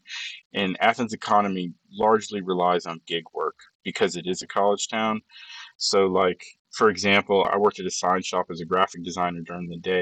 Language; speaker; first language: English; early bilingual, other home language; Spanish